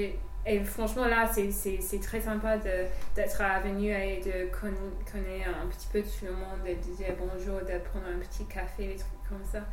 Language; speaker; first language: French; non-native, fluent; English